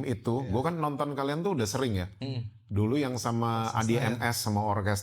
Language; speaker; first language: Indonesian; native; Indonesian